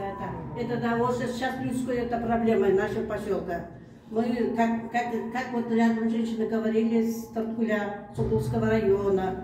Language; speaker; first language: Russian; non-native, local second language; Kyrgyz